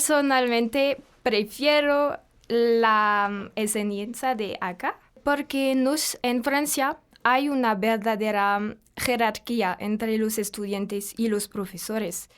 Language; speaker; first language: Spanish; non-native, fluent; French